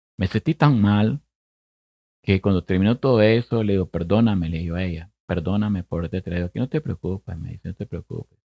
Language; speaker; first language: Spanish; native; Spanish